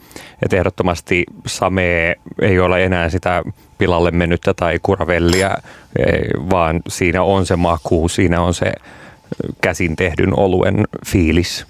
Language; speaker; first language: Finnish; native; Finnish